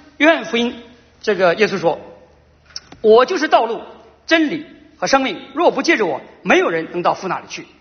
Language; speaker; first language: Chinese; native; Chinese